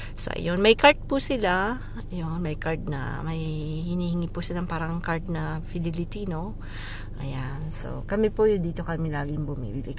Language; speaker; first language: Filipino; native; Filipino